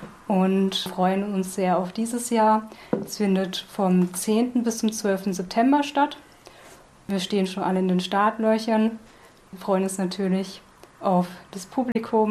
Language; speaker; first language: German; native; German